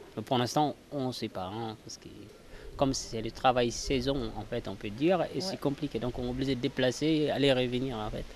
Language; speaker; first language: French; non-native, local second language; Fula